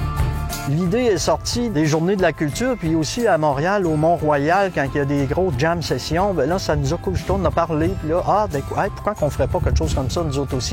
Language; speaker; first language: French; native; French